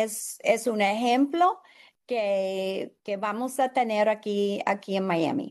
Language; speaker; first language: Spanish; non-native, learner; English